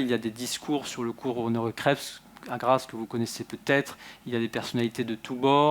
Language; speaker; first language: French; native; French